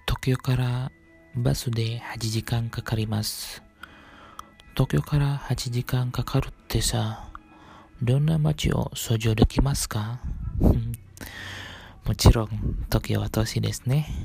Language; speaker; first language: Japanese; non-native, fluent; Indonesian